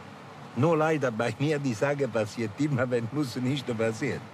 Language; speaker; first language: German; non-native, learner; Italian